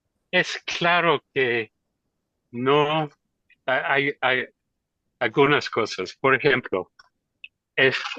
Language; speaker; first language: Spanish; non-native, learner; English